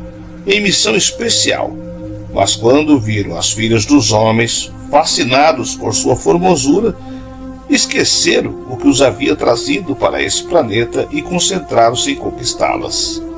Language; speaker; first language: Portuguese; native; Portuguese